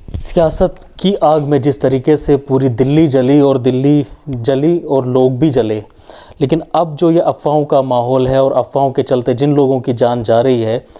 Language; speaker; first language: Hindi; native; Hindi